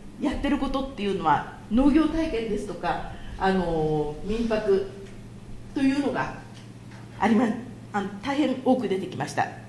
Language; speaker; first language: Japanese; native; Japanese